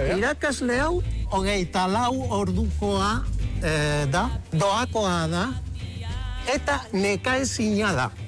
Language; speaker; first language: Basque; non-native, learner; Spanish